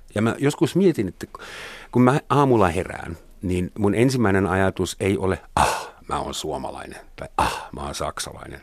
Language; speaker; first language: Finnish; non-native, fluent; German